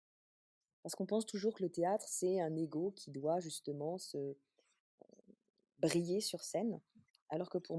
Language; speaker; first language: French; native; French